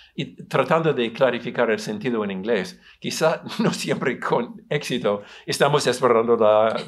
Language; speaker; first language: Spanish; non-native, fluent; English